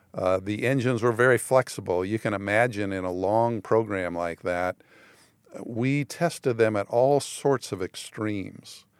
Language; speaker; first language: English; native; English